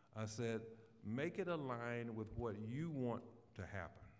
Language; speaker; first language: English; native; English